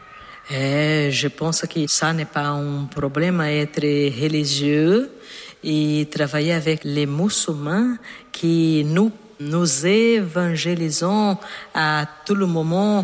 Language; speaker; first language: French; non-native, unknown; Portuguese